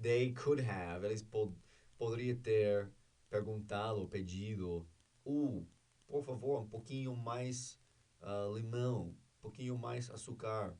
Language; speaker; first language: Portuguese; non-native, learner; English